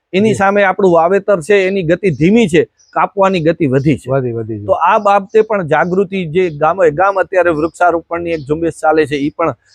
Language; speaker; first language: Gujarati; native; Gujarati